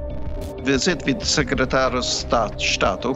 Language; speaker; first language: Ukrainian; early bilingual, heritage; Ukrainian